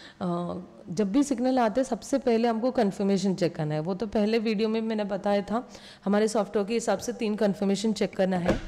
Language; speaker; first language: Hindi; non-native, local second language; Malayalam